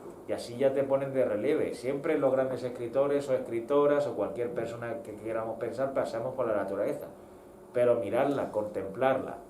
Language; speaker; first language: Spanish; native; Spanish